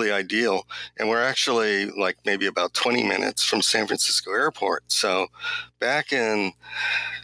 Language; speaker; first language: English; native; English